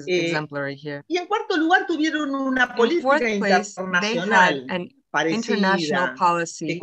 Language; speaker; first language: English; non-native, fluent; Spanish